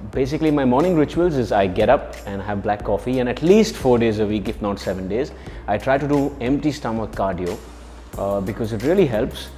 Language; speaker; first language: English; non-native, local second language; Hindi